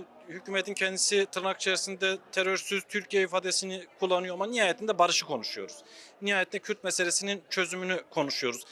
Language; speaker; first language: Turkish; native; Turkish